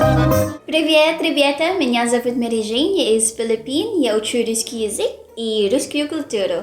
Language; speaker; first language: Russian; non-native, learner; Filipino